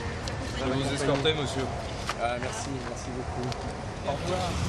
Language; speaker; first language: French; native; French